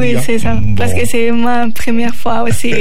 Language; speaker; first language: French; non-native, learner; Spanish